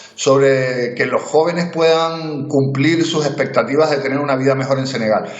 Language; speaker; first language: Spanish; native; Spanish